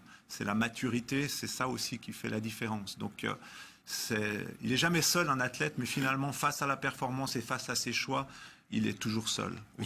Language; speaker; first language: French; native; French